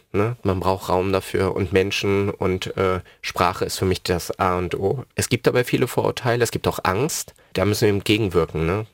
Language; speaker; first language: German; native; German